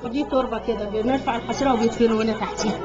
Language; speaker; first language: Arabic; native; Arabic